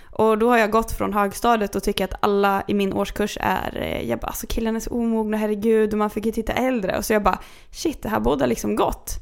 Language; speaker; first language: Swedish; native; Swedish